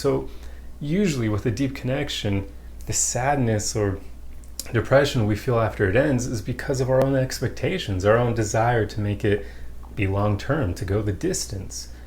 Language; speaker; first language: English; native; English